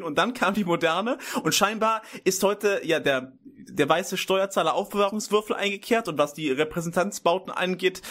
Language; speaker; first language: German; native; German